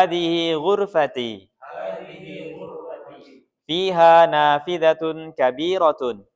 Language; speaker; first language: Arabic; non-native, learner; Indonesian